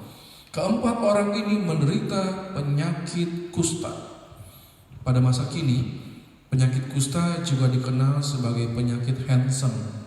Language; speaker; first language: Indonesian; native; Indonesian